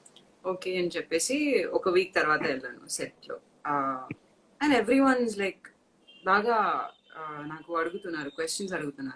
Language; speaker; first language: Telugu; non-native, fluent; Tamil